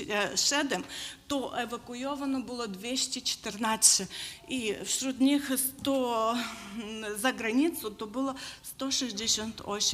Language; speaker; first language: Polish; non-native, learner; Ukrainian